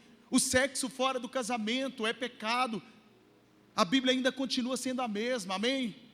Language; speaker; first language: Portuguese; native; Portuguese